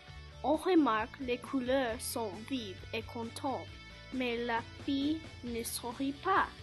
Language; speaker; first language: French; non-native, learner; English